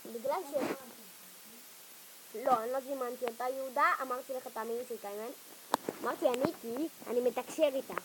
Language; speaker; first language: Hebrew; native; Hebrew